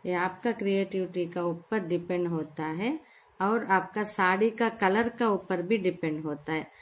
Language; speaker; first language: Hindi; non-native, local second language; Telugu